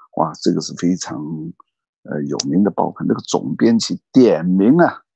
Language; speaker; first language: Chinese; native; Chinese